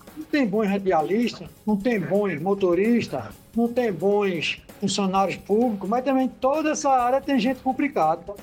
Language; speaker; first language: Portuguese; native; Portuguese